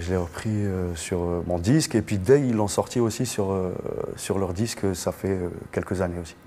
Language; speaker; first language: French; non-native, local second language; Arabic